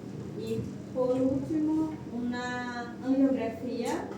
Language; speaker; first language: Portuguese; non-native, learner; Spanish